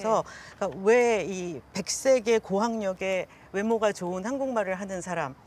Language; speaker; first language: Korean; native; Korean